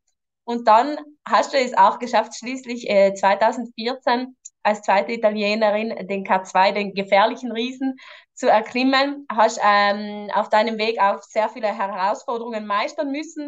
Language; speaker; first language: German; native; German